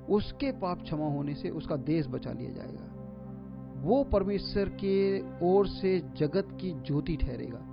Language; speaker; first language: Hindi; native; Hindi